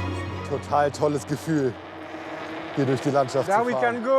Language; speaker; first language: German; native; German